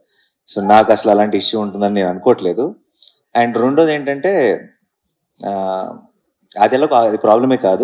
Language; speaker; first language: Telugu; native; Telugu